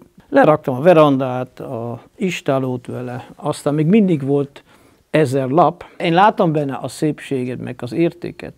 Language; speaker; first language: Hungarian; non-native, fluent; Dutch